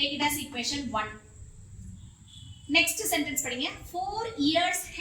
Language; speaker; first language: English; non-native, local second language; Tamil